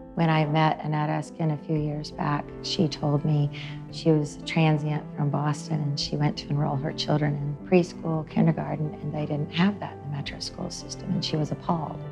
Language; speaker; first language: English; native; English